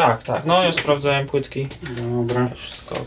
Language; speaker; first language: Polish; native; Polish